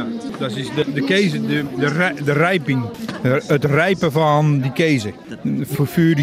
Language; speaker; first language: German; non-native, learner; Dutch